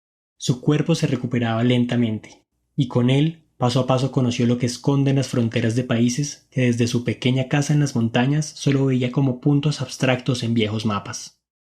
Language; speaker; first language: Spanish; native; Spanish